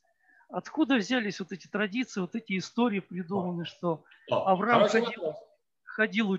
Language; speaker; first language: Russian; native; Russian